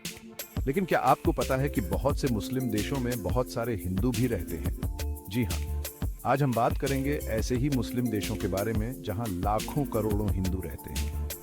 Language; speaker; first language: Hindi; native; Hindi